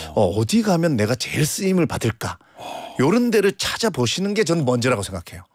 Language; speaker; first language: Korean; native; Korean